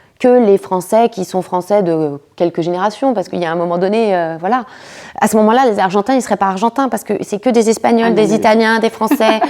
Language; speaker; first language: French; early bilingual, other home language; Spanish